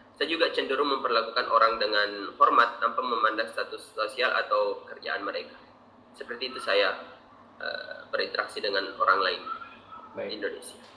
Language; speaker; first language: Indonesian; native; Indonesian